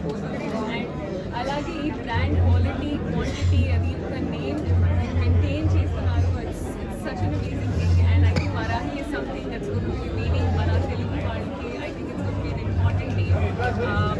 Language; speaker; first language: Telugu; non-native, learner; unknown